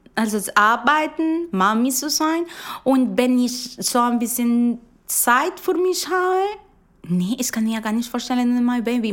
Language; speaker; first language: German; non-native, fluent; Spanish